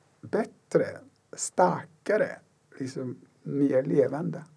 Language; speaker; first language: Swedish; non-native, fluent; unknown